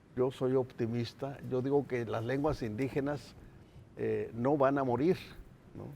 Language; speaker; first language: Spanish; non-native, local second language; Nahuatl languages